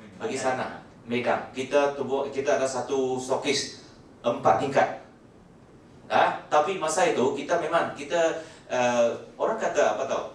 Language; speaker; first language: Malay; non-native, local second language; Chinese